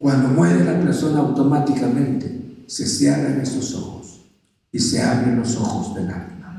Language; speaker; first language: Spanish; native; Spanish